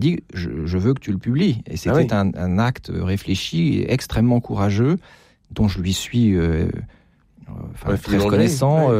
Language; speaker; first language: French; native; French